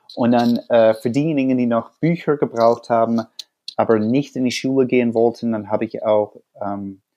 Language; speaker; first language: German; non-native, fluent; English